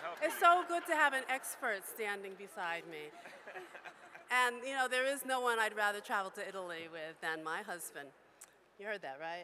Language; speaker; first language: English; native; English